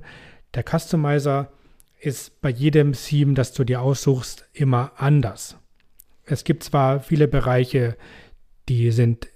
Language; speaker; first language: German; native; German